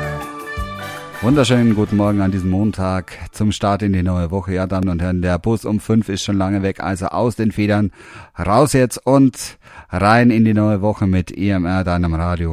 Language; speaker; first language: German; native; German